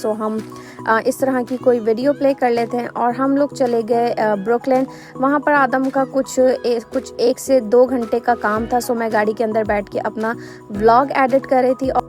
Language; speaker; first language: Urdu; native; Urdu